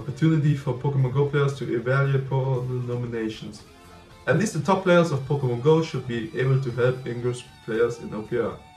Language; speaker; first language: English; non-native, fluent; German